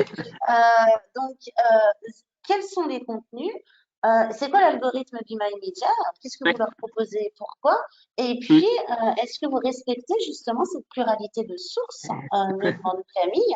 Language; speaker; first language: French; native; French